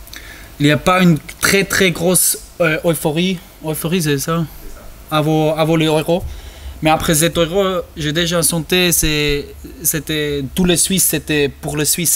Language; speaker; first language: French; non-native, learner; German